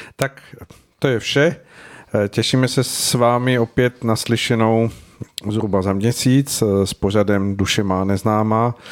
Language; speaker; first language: Czech; native; Czech